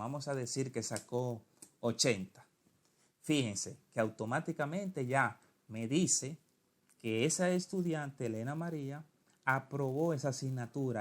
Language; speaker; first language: Spanish; native; Spanish